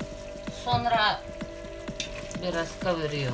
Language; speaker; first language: Turkish; non-native, learner; Russian